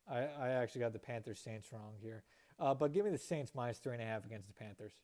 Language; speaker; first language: English; native; English